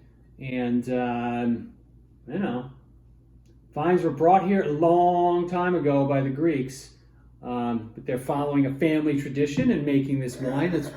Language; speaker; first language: English; native; English